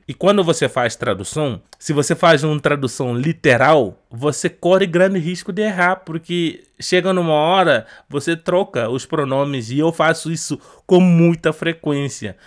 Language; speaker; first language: Portuguese; non-native, fluent; Upper Guinea Crioulo